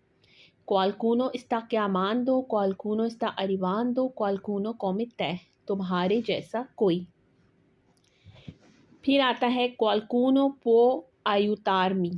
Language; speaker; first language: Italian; non-native, fluent; Urdu